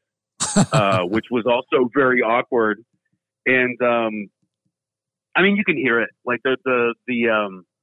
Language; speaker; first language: English; native; English